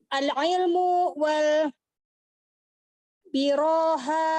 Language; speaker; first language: Arabic; non-native, learner; Indonesian